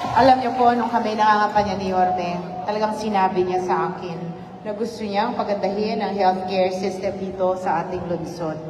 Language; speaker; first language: Filipino; native; Filipino